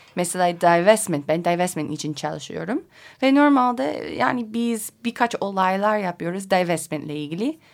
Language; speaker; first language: Turkish; non-native, learner; English